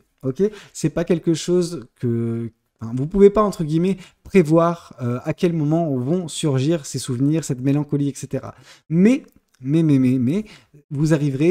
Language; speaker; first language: French; native; French